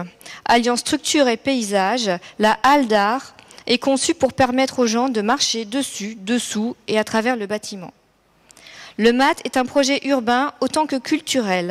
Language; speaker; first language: French; native; French